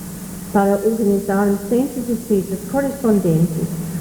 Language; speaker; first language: Portuguese; non-native, fluent; English